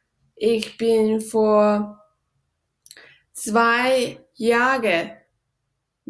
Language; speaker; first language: German; non-native, learner; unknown